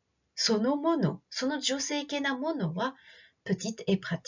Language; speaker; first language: Japanese; non-native, fluent; French